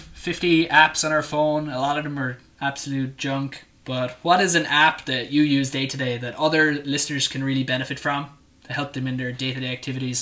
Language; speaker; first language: English; native; English